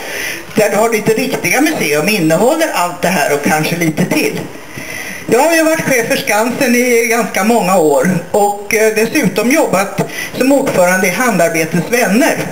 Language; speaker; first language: Swedish; native; Swedish